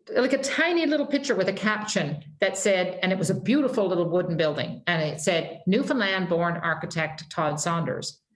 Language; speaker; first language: English; native; English